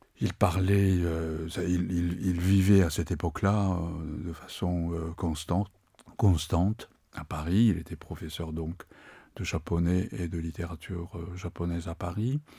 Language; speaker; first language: French; non-native, fluent; Japanese